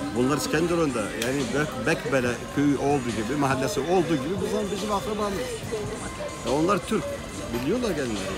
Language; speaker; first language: Turkish; non-native, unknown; Arabic